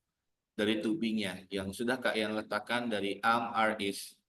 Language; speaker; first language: Indonesian; native; Indonesian